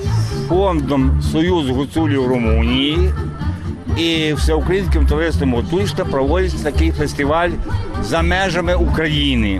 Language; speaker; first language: Ukrainian; native; Ukrainian